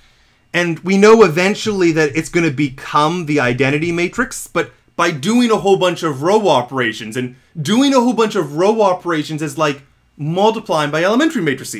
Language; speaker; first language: English; native; English